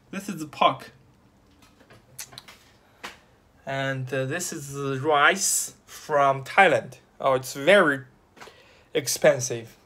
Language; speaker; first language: English; non-native, learner; Chinese